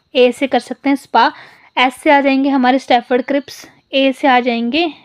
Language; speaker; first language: Hindi; non-native, local second language; Punjabi